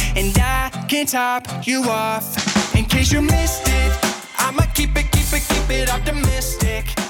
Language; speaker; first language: English; native; English